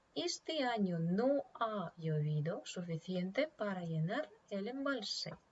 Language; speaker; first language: Spanish; non-native, fluent; Ukrainian